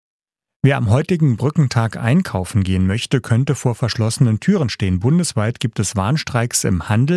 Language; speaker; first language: German; native; German